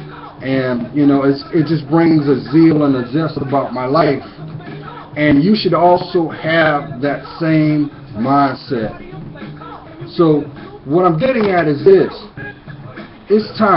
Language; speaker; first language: English; native; English